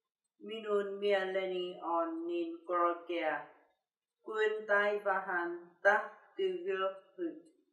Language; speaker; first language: Finnish; non-native, learner; Vietnamese